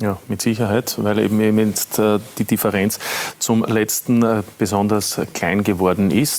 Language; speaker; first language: German; native; German